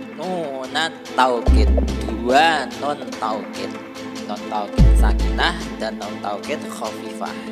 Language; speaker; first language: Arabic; non-native, fluent; Indonesian